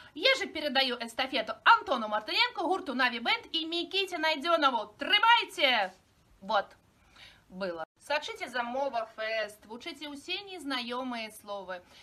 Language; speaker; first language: Belarusian; non-native, local second language; Russian